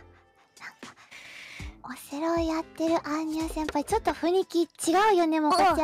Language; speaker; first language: Japanese; non-native, fluent; English